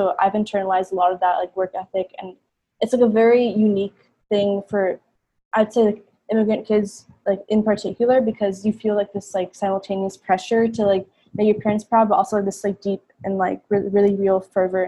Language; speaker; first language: English; native; English